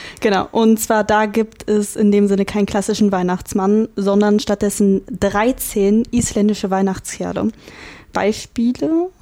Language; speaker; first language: German; native; German